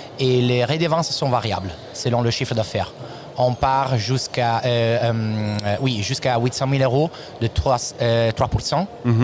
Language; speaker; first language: French; non-native, learner; Italian